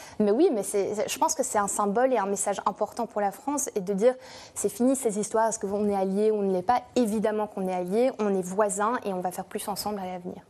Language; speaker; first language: French; non-native, fluent; English